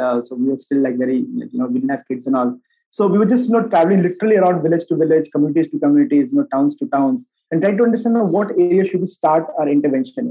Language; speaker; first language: English; non-native, local second language; Hindi